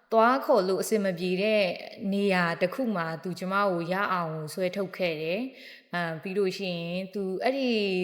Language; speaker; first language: Burmese; non-native, local second language; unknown